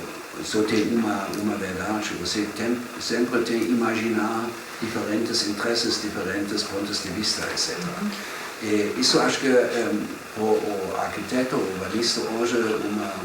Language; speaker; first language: Portuguese; non-native, fluent; German